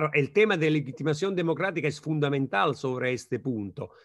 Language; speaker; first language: Spanish; non-native, fluent; Italian